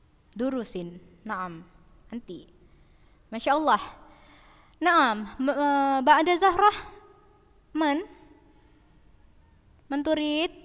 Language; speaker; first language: Arabic; non-native, fluent; Indonesian